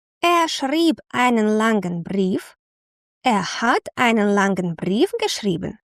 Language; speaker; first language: German; non-native, fluent; Ukrainian